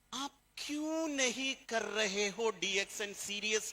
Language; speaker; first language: Hindi; non-native, fluent; Bangla